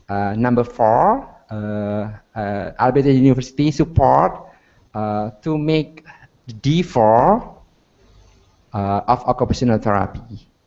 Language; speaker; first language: English; non-native, learner; Indonesian